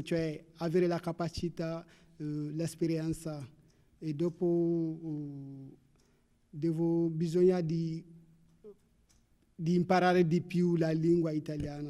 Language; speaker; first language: Italian; non-native, learner; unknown